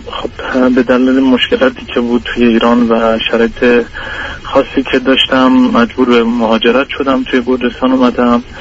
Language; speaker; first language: Persian; non-native, local second language; Georgian